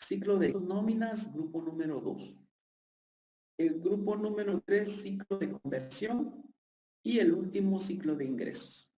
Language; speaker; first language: Spanish; native; Spanish